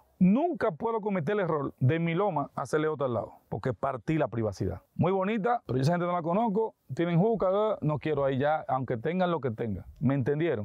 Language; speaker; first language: Spanish; native; Spanish